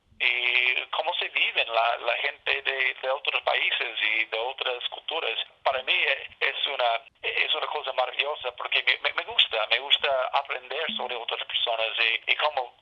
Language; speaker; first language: Spanish; non-native, learner; English